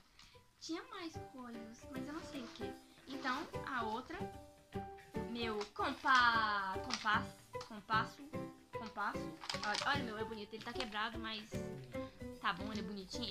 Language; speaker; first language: Portuguese; early bilingual, heritage; Portuguese